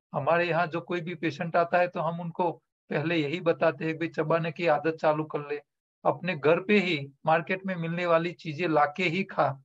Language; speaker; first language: Hindi; non-native, local second language; Gujarati